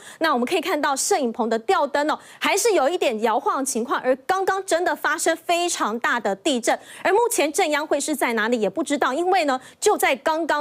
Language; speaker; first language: Chinese; native; Chinese